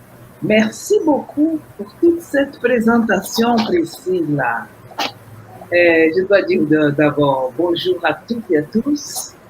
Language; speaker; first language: French; non-native, fluent; Portuguese